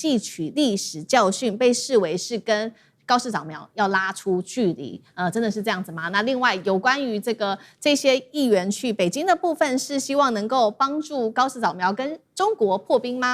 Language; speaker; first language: Chinese; native; Chinese